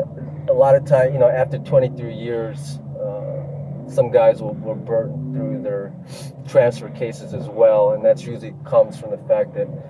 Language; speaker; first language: English; native; English